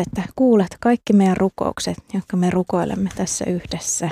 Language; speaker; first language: Finnish; native; Finnish